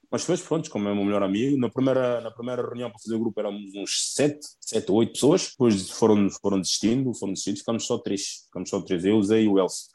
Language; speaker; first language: Portuguese; early bilingual, other home language; Upper Guinea Crioulo